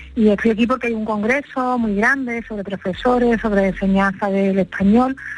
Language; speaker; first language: Spanish; native; Spanish